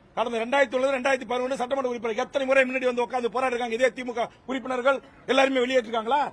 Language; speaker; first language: Tamil; native; Tamil